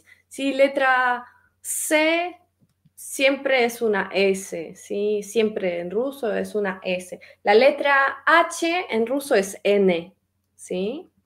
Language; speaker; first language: Spanish; non-native, fluent; Russian